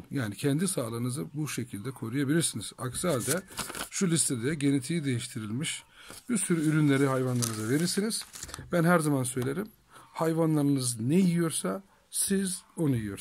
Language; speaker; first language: Turkish; native; Turkish